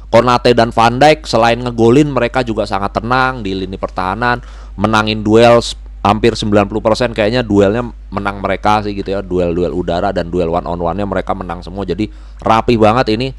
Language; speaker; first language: Indonesian; native; Indonesian